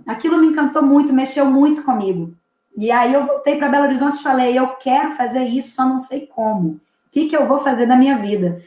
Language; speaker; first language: Portuguese; native; Portuguese